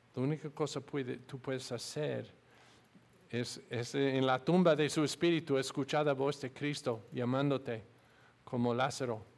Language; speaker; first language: Spanish; non-native, learner; English